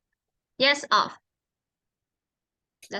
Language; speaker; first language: English; non-native, fluent; Vietnamese